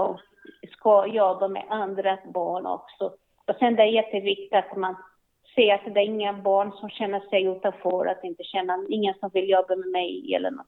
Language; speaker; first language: Swedish; non-native, learner; Portuguese